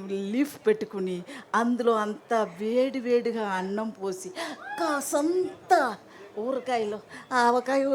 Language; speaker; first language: Telugu; non-native, fluent; Tamil